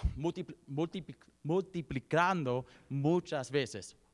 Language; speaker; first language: Spanish; non-native, learner; English